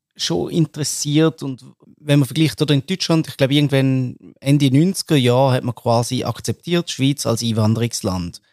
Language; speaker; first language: German; native; German